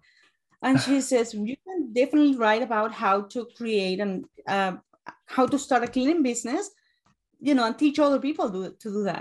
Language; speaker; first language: English; non-native, fluent; Spanish